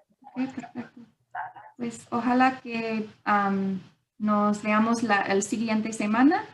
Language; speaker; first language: Spanish; non-native, fluent; English